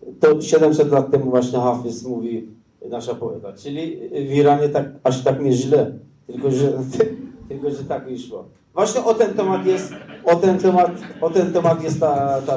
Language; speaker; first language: Polish; non-native, learner; Persian